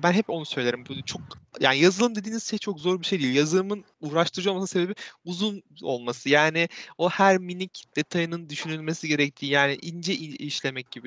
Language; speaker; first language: Turkish; native; Turkish